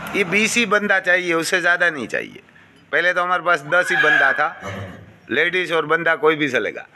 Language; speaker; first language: Hindi; non-native, local second language; Gujarati